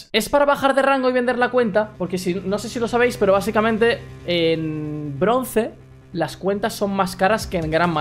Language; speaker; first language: Spanish; native; Spanish